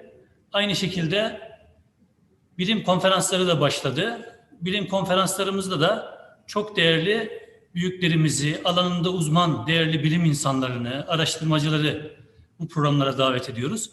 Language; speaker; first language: Turkish; native; Turkish